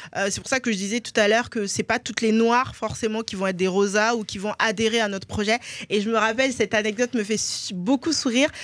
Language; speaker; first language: French; early bilingual, other home language; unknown